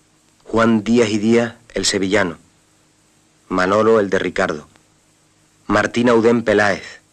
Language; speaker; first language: Spanish; native; Spanish